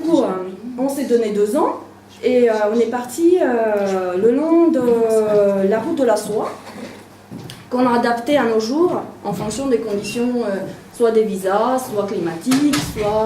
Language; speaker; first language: French; native; French